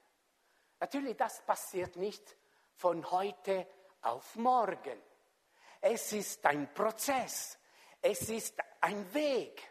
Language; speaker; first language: German; non-native, fluent; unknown